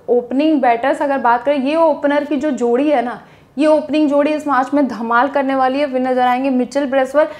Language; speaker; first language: Hindi; native; Hindi